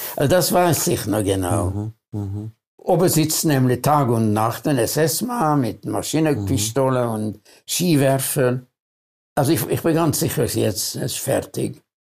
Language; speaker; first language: German; early bilingual, other home language; Hungarian